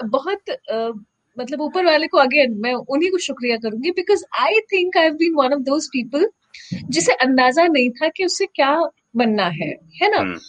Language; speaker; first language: Hindi; native; Hindi